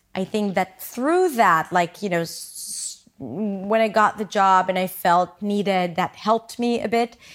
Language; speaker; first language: English; non-native, fluent; Hebrew